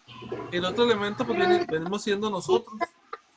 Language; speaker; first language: Spanish; native; Spanish